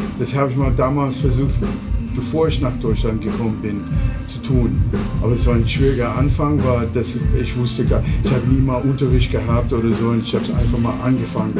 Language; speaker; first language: German; non-native, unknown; English